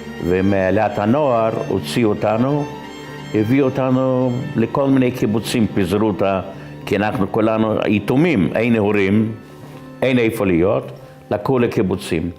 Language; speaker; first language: Hebrew; non-native, fluent; Yiddish